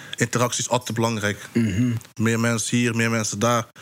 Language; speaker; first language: Dutch; early bilingual, other home language; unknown